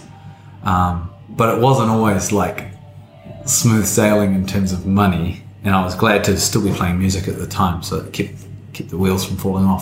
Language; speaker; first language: English; native; English